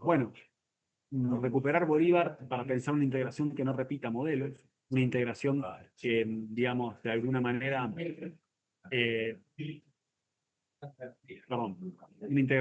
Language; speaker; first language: Spanish; native; Spanish